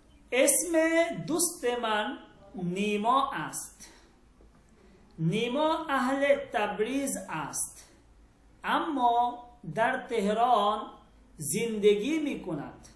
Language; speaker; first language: Persian; non-native, fluent; Bangla